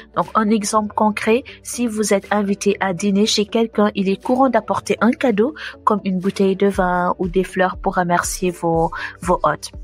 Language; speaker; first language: French; non-native, local second language; Wolof